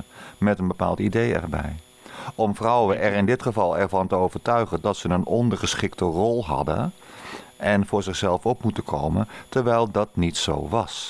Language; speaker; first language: Dutch; native; Dutch